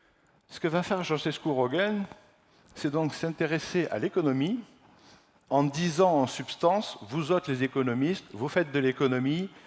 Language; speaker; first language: French; native; French